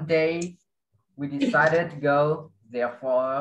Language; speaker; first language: English; non-native, fluent; Vietnamese